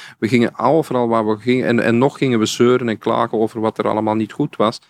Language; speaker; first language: Dutch; native; Dutch